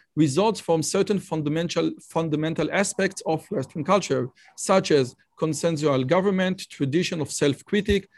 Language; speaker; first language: English; non-native, fluent; Hebrew